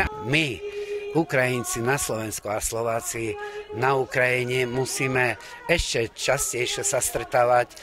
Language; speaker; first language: Slovak; non-native, local second language; Ukrainian